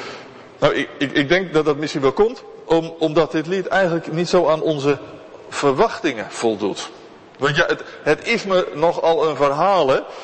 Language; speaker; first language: Dutch; native; Dutch